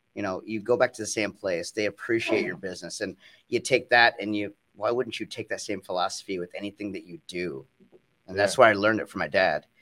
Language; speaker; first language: English; native; English